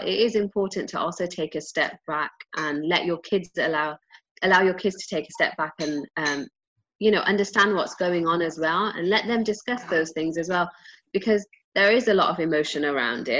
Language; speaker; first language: English; native; English